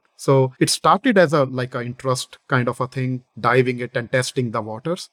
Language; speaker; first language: English; non-native, local second language; Hindi